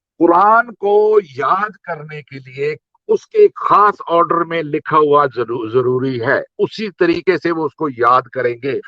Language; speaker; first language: Urdu; native; Urdu